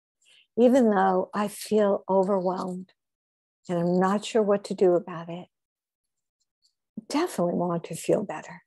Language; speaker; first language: English; native; English